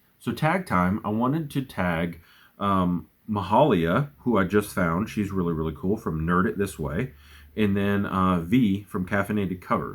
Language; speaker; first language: English; native; English